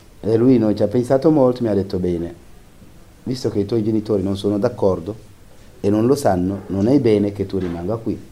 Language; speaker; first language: Italian; non-native, fluent; Wolof